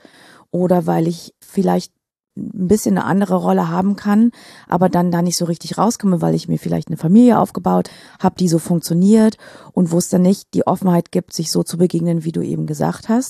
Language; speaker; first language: German; native; German